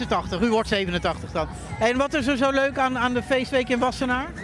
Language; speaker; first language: Dutch; native; Dutch